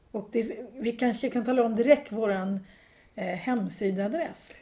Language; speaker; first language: Swedish; native; Swedish